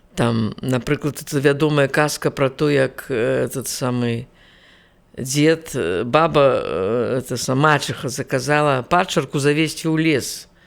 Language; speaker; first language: Belarusian; native; Belarusian